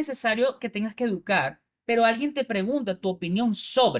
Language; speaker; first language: Spanish; native; Spanish